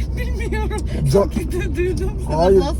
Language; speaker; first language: Turkish; non-native, learner; Russian